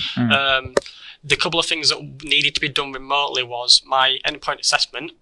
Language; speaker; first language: English; native; English